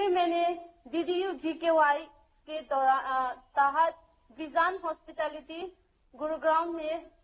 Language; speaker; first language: Hindi; non-native, local second language; Manipuri